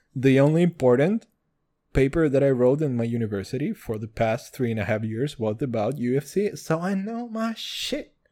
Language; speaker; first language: English; non-native, fluent; Kazakh